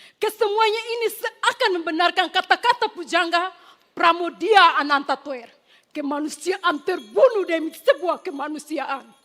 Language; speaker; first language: Malay; non-native, fluent; Tetum